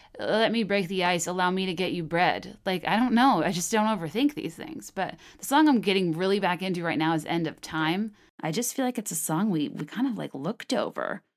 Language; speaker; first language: English; native; English